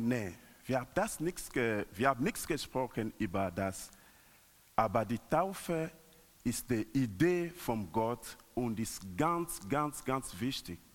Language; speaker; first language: German; non-native, learner; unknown